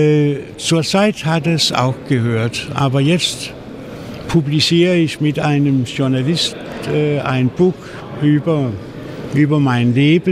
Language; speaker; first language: German; non-native, fluent; Danish